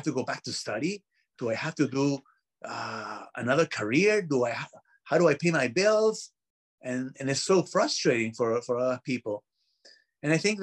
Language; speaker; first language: English; non-native, fluent; Spanish